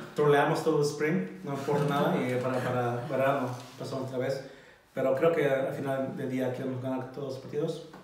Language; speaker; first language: Spanish; non-native, learner; German